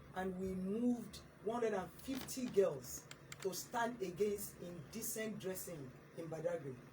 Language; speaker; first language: English; non-native, local second language; Yoruba